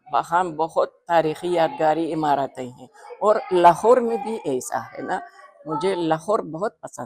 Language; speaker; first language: Hindi; non-native, fluent; Uzbek